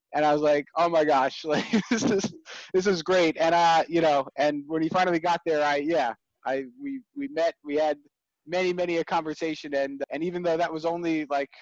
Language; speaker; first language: English; native; English